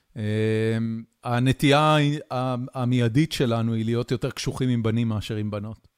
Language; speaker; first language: Hebrew; native; Hebrew